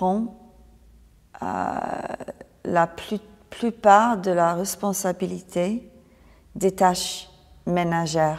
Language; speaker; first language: French; non-native, fluent; English